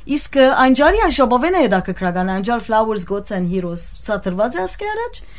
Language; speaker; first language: Armenian; early bilingual, heritage; Armenian